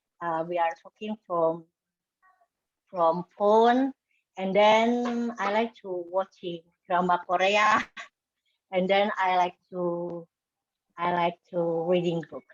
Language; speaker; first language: English; non-native, learner; Indonesian